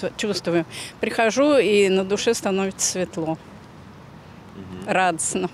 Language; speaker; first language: Russian; native; Russian